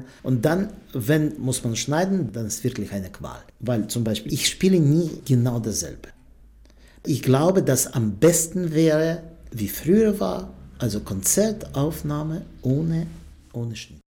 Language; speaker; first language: German; non-native, fluent; Russian